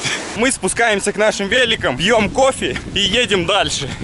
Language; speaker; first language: Russian; native; Russian